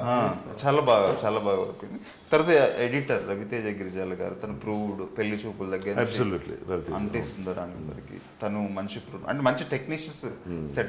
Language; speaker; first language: Telugu; native; Telugu